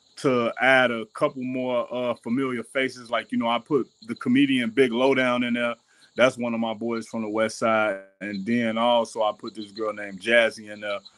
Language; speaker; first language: English; native; English